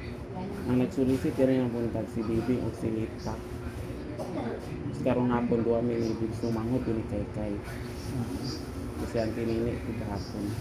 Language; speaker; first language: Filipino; non-native, local second language; Cebuano